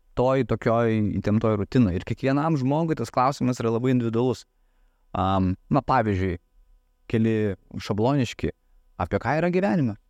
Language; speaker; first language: Lithuanian; native; Lithuanian